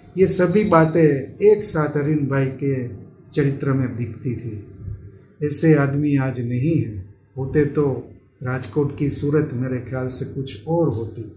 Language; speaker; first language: Hindi; non-native, local second language; Gujarati